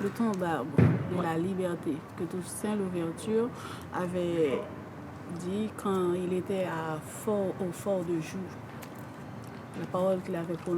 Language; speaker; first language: French; non-native, local second language; Haitian Creole